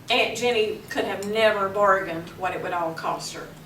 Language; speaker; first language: English; native; English